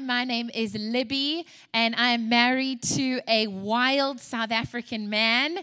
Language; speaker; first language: English; native; English